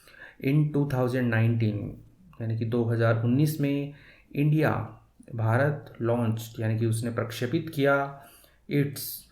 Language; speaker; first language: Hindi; native; Hindi